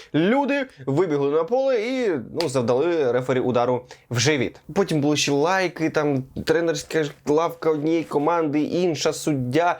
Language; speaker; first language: Ukrainian; native; Ukrainian